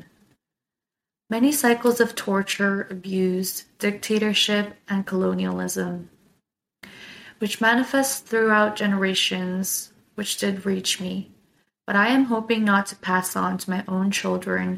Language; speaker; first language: English; non-native, fluent; Korean